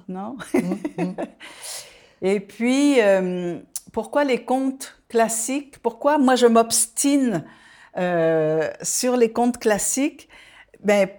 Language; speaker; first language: French; non-native, fluent; Dutch